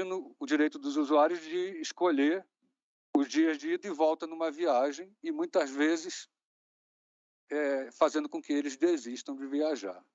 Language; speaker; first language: Portuguese; native; Portuguese